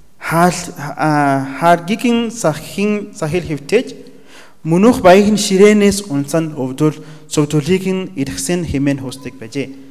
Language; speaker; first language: Mongolian; non-native, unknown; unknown